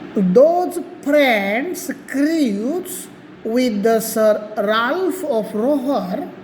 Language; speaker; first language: English; non-native, local second language; Marathi